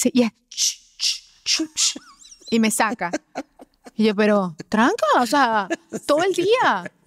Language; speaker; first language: Spanish; native; Spanish